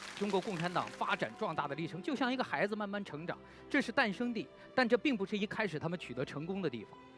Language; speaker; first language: Chinese; native; Chinese